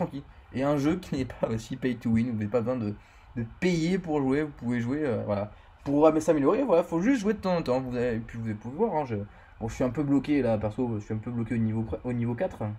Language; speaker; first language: French; native; French